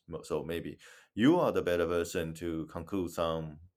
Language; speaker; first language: English; non-native, learner; Chinese